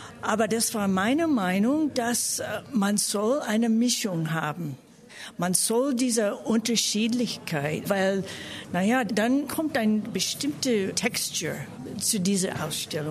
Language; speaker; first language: German; non-native, fluent; English